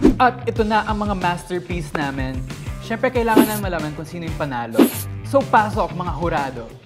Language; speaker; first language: Filipino; non-native, local second language; Pampanga